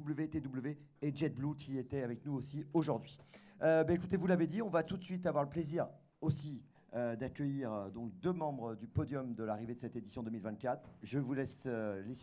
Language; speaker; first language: French; native; French